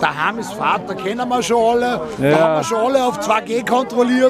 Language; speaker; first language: German; native; German